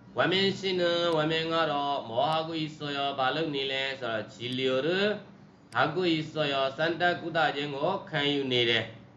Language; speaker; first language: Burmese; native; Burmese